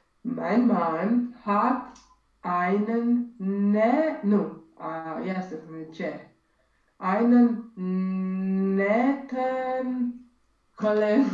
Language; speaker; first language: German; non-native, learner; Romanian